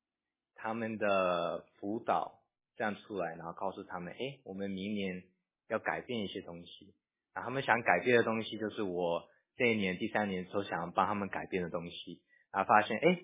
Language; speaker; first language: Chinese; early bilingual, heritage; English